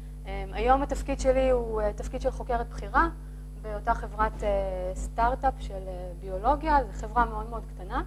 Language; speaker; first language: Hebrew; native; Hebrew